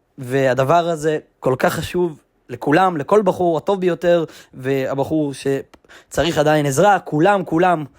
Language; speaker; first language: Hebrew; native; Hebrew